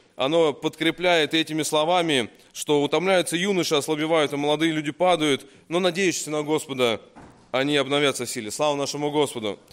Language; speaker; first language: Russian; native; Russian